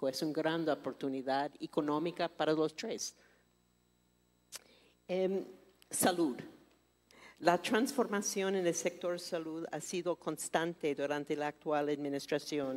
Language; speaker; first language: Spanish; non-native, fluent; English